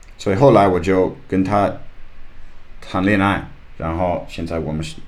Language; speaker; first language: Chinese; non-native, learner; English